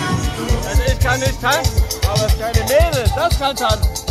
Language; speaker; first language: German; native; German